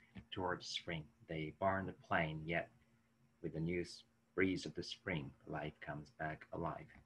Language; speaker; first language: English; non-native, fluent; Japanese